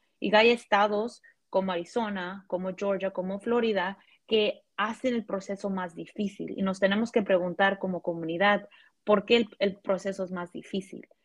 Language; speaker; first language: Spanish; early bilingual, heritage; Spanish